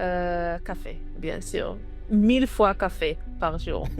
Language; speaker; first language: French; non-native, learner; Hebrew